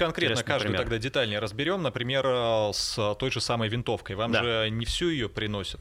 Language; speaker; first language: Russian; native; Russian